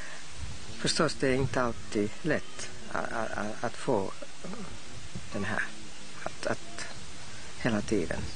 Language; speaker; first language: Swedish; non-native, fluent; English